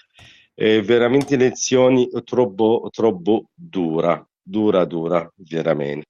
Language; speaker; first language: Italian; non-native, learner; Arabic